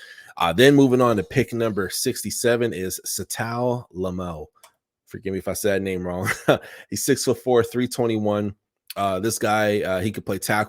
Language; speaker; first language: English; native; English